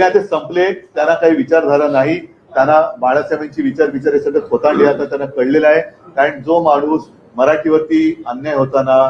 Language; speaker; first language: Marathi; native; Marathi